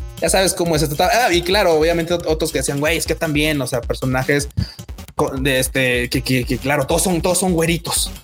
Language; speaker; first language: Spanish; native; Spanish